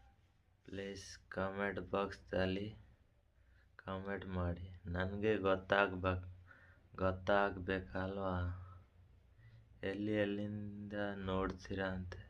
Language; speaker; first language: Kannada; non-native, local second language; Odia